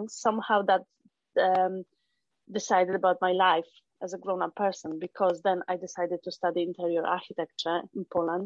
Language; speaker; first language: English; non-native, fluent; Polish